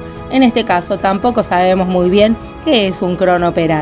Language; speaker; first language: Spanish; native; Spanish